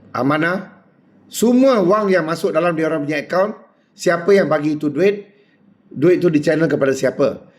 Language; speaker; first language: Malay; non-native, local second language; Punjabi